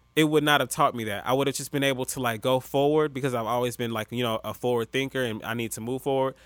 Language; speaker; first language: English; native; English